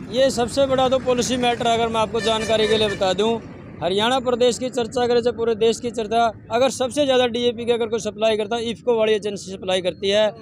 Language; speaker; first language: Hindi; native; Hindi